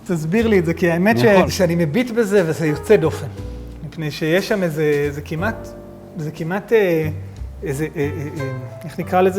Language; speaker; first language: Hebrew; native; Hebrew